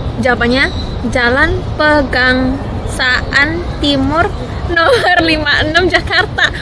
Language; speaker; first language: Indonesian; early bilingual, other home language; Japanese